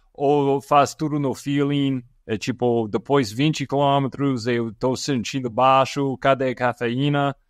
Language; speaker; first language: Portuguese; non-native, fluent; English